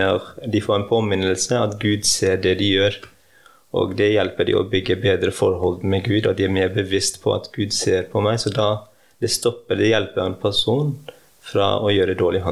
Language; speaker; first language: Norwegian; early bilingual, heritage; Norwegian